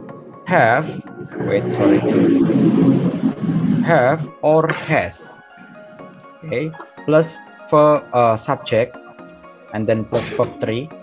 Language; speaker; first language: English; non-native, fluent; Indonesian